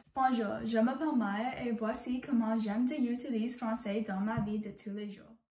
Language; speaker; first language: French; non-native, learner; English